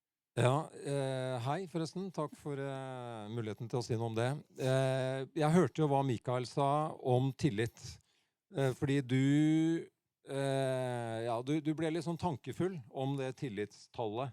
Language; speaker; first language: Norwegian; native; Norwegian